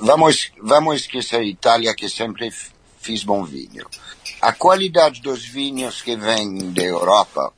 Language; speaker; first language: Portuguese; non-native, fluent; French